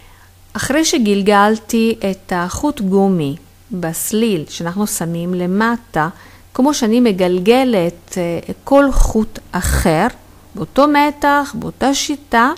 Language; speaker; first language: Hebrew; non-native, fluent; Italian